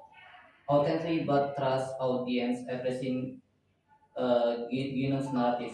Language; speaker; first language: English; non-native, learner; Indonesian